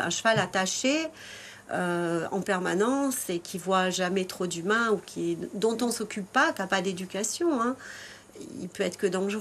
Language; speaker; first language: French; native; French